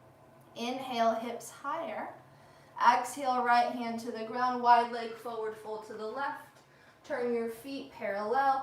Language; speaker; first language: English; native; English